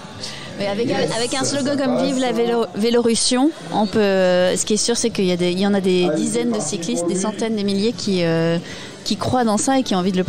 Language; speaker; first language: French; native; French